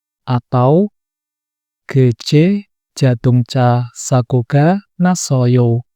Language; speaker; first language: Korean; non-native, fluent; Indonesian